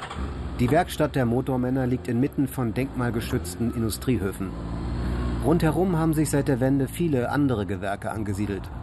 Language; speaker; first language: German; native; German